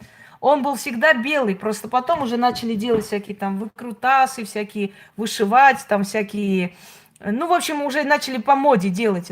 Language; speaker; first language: Russian; native; Russian